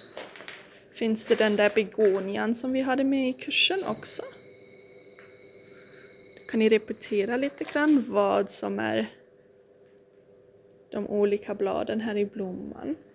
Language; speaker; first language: Swedish; non-native, fluent; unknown